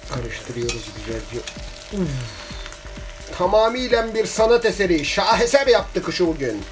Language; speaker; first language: Turkish; native; Turkish